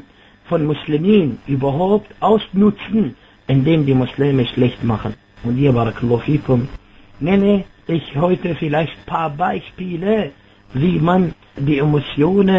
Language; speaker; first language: German; non-native, fluent; Arabic